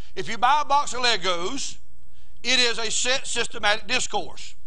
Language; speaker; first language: English; native; English